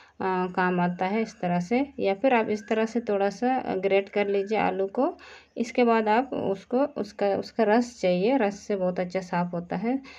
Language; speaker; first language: Hindi; native; Hindi